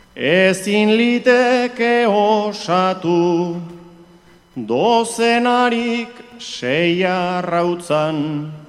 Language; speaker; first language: Basque; native; Basque